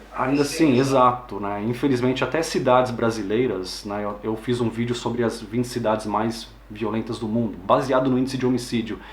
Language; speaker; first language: Portuguese; native; Portuguese